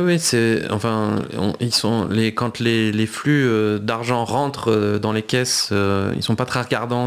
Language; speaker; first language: French; native; French